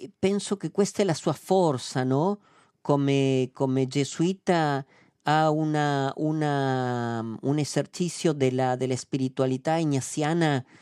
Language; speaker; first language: Italian; non-native, fluent; Spanish